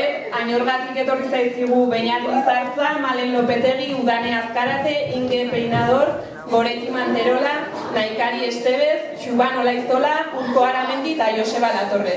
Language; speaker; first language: Basque; native; Basque